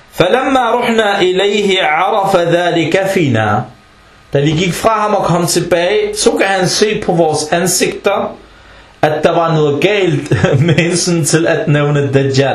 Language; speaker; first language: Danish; non-native, fluent; Arabic